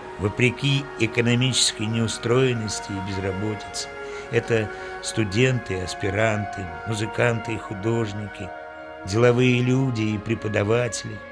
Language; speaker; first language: Russian; native; Russian